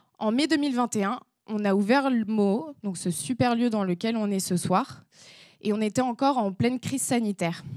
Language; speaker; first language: French; native; French